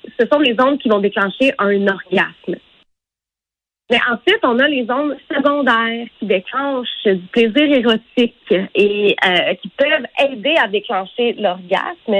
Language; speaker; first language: French; native; French